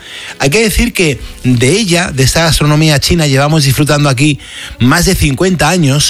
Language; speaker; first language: Spanish; native; Spanish